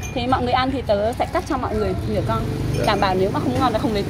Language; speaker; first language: Vietnamese; native; Vietnamese